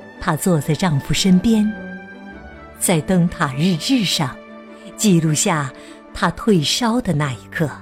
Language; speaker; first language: Chinese; native; Chinese